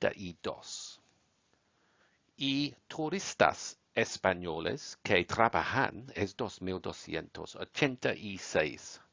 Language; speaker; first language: Spanish; non-native, learner; English